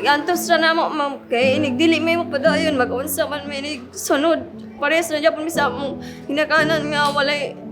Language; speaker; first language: Cebuano; native; Cebuano